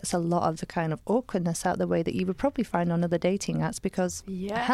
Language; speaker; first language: English; native; English